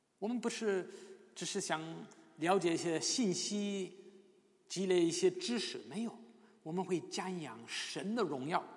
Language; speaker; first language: Chinese; non-native, fluent; English